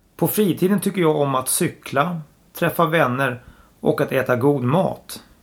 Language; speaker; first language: Swedish; native; Swedish